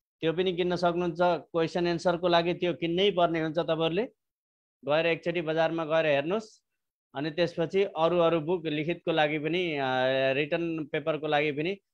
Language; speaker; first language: Nepali; native; Nepali